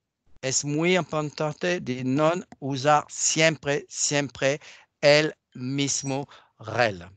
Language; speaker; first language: Spanish; non-native, learner; French